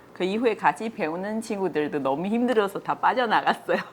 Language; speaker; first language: Korean; non-native, fluent; Chinese